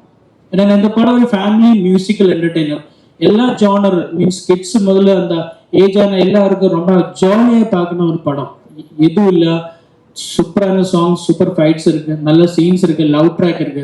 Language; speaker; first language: Tamil; non-native, learner; Malayalam